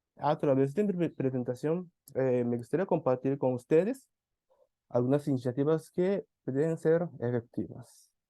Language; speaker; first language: Spanish; non-native, fluent; Japanese